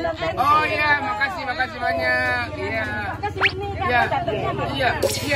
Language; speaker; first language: Indonesian; non-native, learner; Japanese